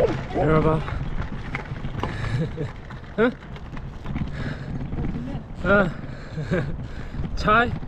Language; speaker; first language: Turkish; non-native, learner; Korean